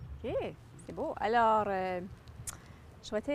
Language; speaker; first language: French; native; French